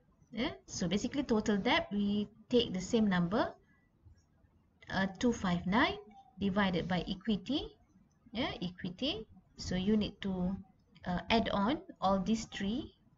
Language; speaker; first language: English; non-native, local second language; Malay